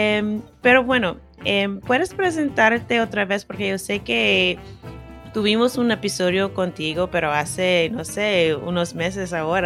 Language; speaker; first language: Spanish; non-native, fluent; English